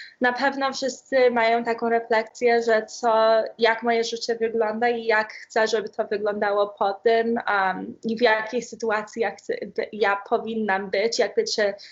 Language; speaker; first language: Polish; early bilingual, heritage; Polish